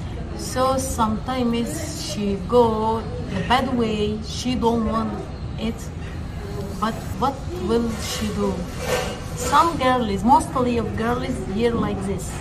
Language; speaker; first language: English; non-native, learner; Arabic